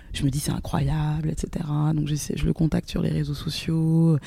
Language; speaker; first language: French; native; French